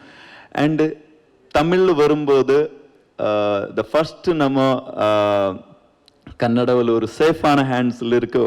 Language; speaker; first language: Tamil; non-native, learner; Kannada